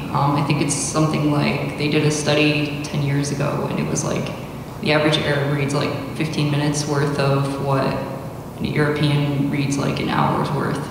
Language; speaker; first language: English; early bilingual, other home language; Arabic